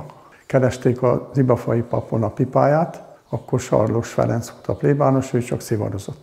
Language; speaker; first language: Hungarian; native; Hungarian